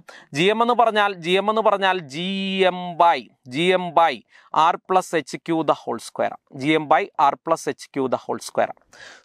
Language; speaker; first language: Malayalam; native; Malayalam